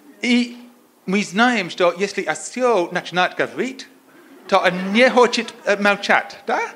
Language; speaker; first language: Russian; non-native, learner; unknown